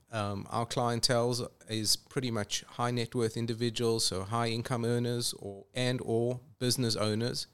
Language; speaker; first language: English; native; English